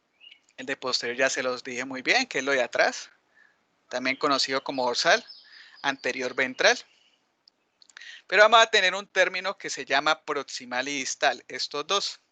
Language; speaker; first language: Spanish; native; Spanish